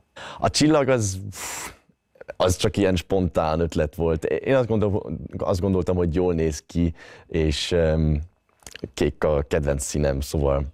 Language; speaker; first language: Hungarian; early bilingual, other home language; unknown